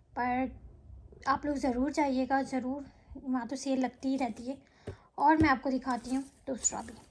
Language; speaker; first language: Urdu; native; Urdu